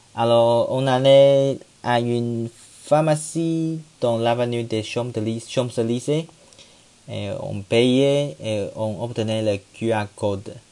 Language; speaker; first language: French; non-native, learner; Chinese